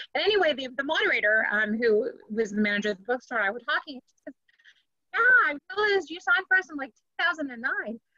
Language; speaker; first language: English; native; English